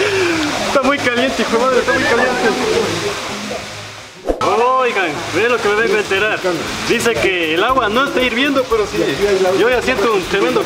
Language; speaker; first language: Spanish; native; Spanish